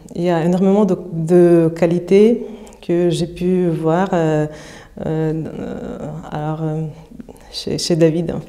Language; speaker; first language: French; non-native, fluent; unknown